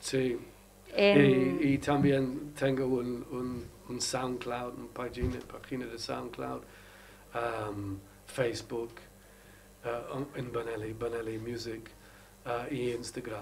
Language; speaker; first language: Spanish; non-native, learner; English